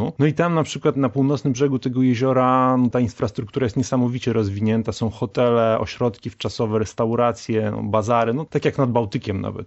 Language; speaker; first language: Polish; native; Polish